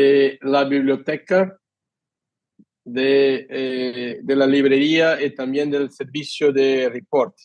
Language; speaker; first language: Spanish; non-native, fluent; Portuguese